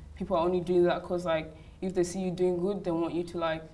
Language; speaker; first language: English; native; English